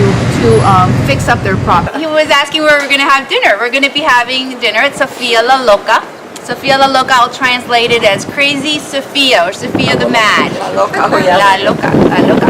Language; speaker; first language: English; non-native, fluent; Spanish